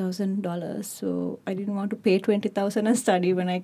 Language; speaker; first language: English; non-native, local second language; Sinhala